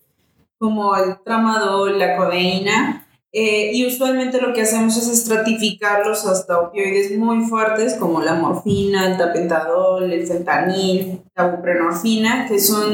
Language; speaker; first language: Spanish; native; Spanish